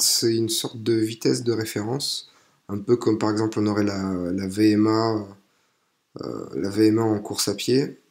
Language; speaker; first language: French; native; French